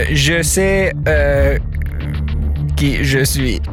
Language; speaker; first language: French; non-native, learner; Swedish